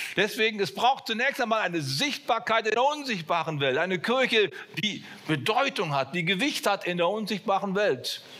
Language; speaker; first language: German; native; German